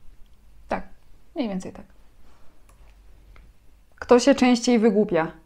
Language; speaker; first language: Polish; native; Polish